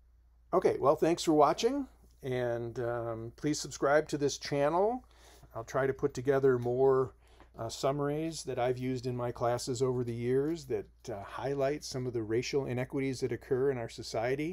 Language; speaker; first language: English; native; English